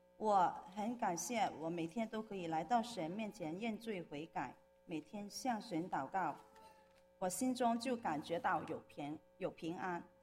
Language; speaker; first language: Chinese; non-native, local second language; Cantonese